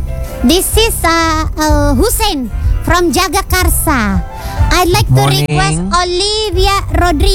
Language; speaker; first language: English; non-native, learner; Indonesian